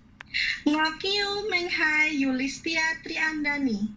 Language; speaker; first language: Cantonese; non-native, learner; Indonesian